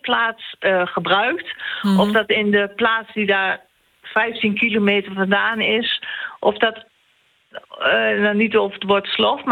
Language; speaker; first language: Dutch; native; Dutch